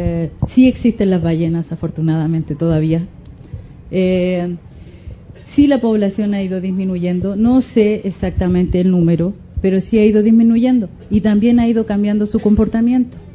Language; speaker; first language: Spanish; native; Spanish